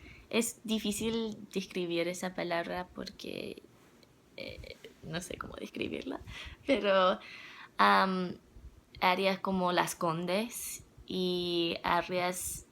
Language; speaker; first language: Spanish; non-native, learner; English